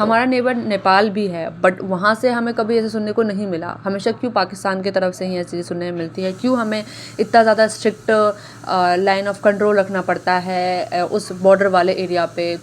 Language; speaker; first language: Hindi; native; Hindi